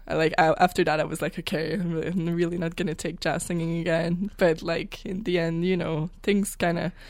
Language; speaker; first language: English; non-native, local second language; French